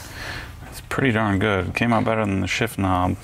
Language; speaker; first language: English; native; English